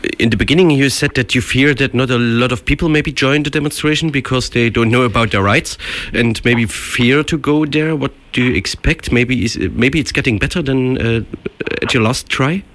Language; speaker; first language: English; non-native, fluent; German